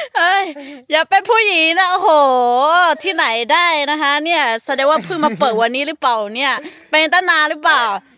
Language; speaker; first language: Thai; non-native, local second language; Lahu